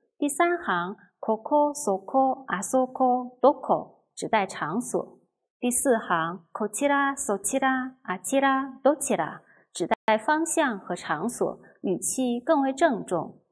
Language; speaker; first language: Japanese; non-native, fluent; Chinese